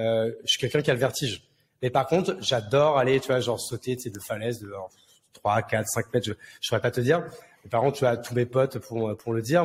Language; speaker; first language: French; native; French